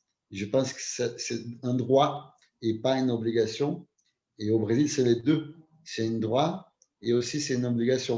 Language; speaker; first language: French; non-native, fluent; Portuguese